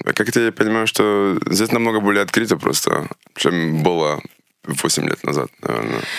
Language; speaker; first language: Russian; early bilingual, heritage; Russian